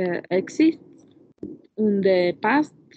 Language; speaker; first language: English; non-native, learner; Spanish